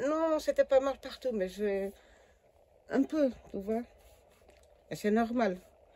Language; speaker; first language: French; non-native, learner; Portuguese